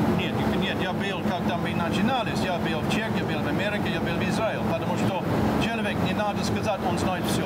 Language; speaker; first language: Russian; non-native, fluent; English